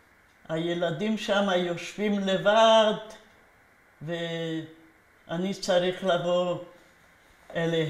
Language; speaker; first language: Hebrew; non-native, fluent; Polish